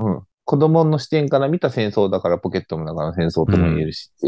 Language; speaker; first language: Japanese; native; Japanese